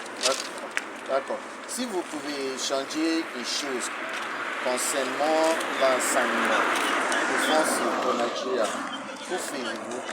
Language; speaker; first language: French; non-native, learner; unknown